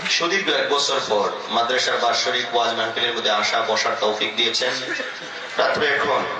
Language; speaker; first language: Bangla; non-native, local second language; Assamese